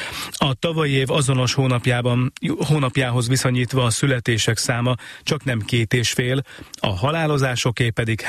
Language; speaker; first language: Hungarian; native; Hungarian